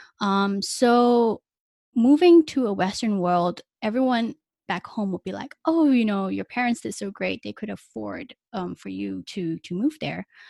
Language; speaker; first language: English; non-native, local second language; Chinese